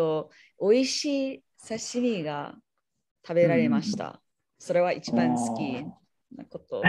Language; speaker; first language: Japanese; non-native, learner; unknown